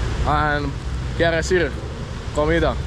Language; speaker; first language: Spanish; non-native, learner; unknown